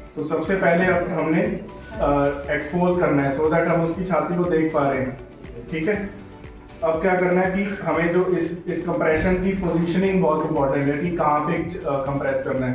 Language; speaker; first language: Hindi; native; Hindi